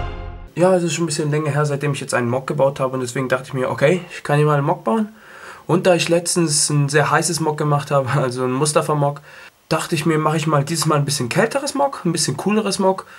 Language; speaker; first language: German; native; German